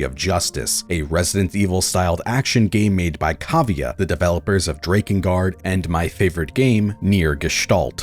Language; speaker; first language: English; native; English